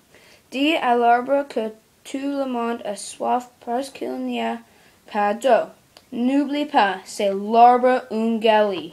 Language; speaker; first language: French; non-native, learner; English